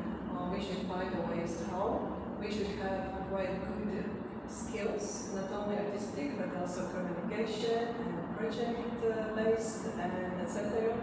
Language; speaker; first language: English; non-native, fluent; Latvian